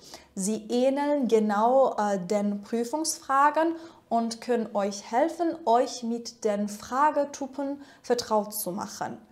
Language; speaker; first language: German; non-native, fluent; Persian